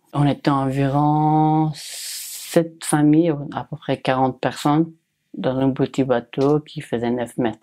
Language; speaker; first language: French; non-native, learner; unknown